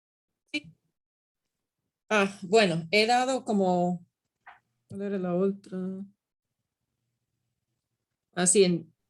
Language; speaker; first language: Spanish; non-native, fluent; English